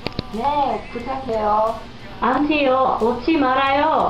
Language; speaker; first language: Korean; non-native, learner; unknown